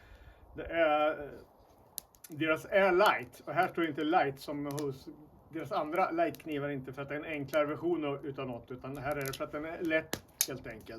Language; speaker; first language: Swedish; native; Swedish